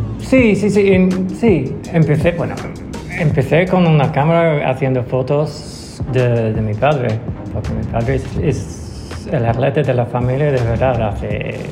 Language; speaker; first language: Spanish; non-native, learner; English